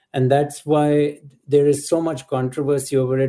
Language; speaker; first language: English; non-native, local second language; Urdu